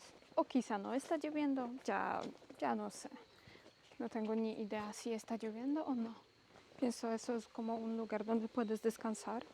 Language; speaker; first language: Spanish; non-native, learner; Polish